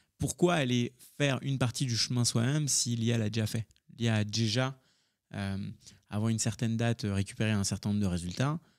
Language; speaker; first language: French; early bilingual, other home language; Hindi